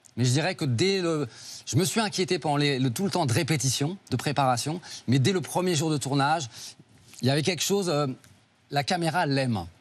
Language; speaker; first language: French; native; French